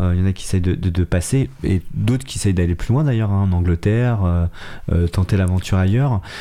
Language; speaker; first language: French; native; French